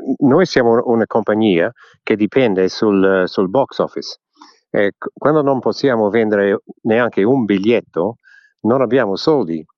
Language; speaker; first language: Italian; early bilingual, heritage; English